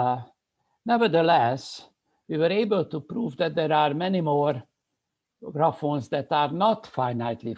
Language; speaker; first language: English; non-native, fluent; Hungarian